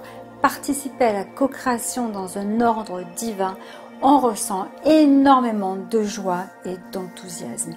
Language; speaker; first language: French; native; French